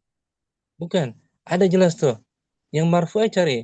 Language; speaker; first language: Indonesian; native; Indonesian